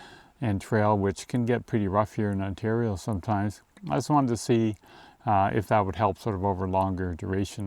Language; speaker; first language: English; native; English